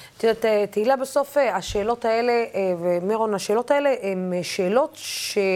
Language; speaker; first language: Hebrew; non-native, local second language; Arabic